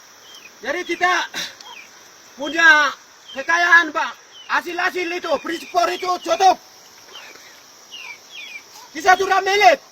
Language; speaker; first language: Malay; non-native, local second language; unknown